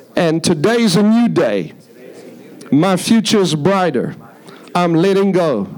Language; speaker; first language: English; native; English